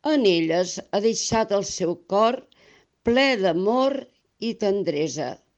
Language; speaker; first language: Catalan; native; Catalan